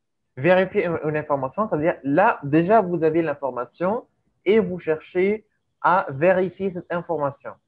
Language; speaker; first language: French; native; French